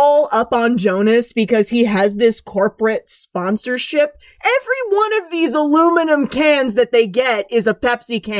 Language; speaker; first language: English; native; English